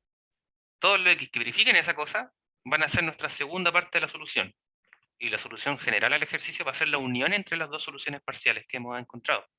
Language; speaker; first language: Spanish; native; Spanish